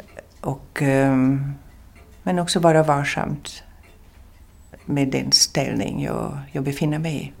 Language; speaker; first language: Swedish; non-native, fluent; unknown